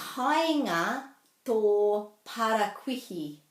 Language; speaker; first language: Māori; non-native, fluent; English